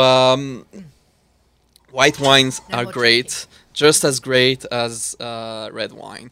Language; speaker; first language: English; non-native, fluent; French